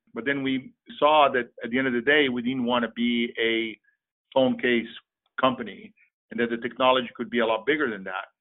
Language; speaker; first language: English; non-native, fluent; Portuguese